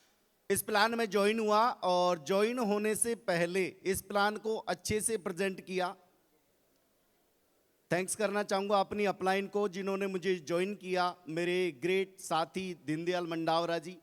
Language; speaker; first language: Hindi; native; Hindi